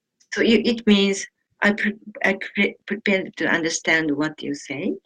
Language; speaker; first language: English; non-native, learner; Japanese